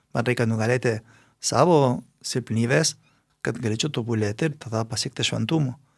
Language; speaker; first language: Lithuanian; non-native, fluent; Spanish